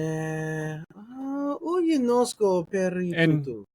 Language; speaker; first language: Greek; non-native, learner; English